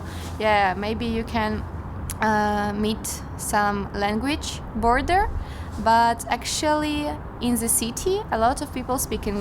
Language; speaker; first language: English; non-native, learner; Russian